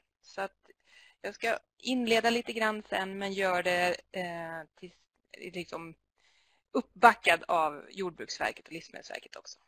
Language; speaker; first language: Swedish; native; Swedish